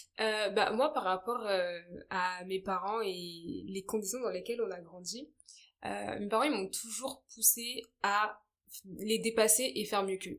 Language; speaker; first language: French; early bilingual, other home language; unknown